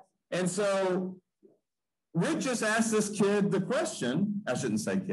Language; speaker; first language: English; native; English